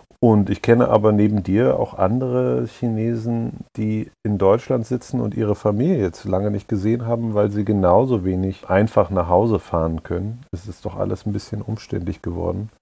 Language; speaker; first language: German; native; German